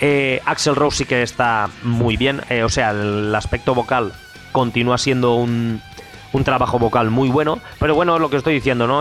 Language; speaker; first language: Spanish; native; Spanish